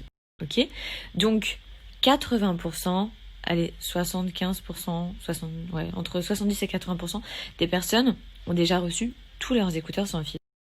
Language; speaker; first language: French; native; French